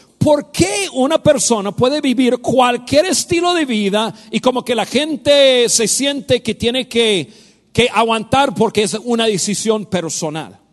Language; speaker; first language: Spanish; non-native, fluent; English